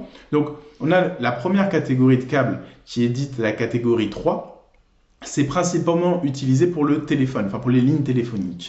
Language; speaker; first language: French; native; French